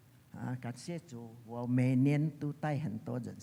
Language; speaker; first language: Chinese; early bilingual, heritage; Chinese